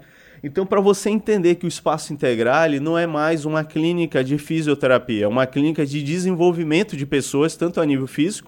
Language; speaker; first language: Portuguese; native; Portuguese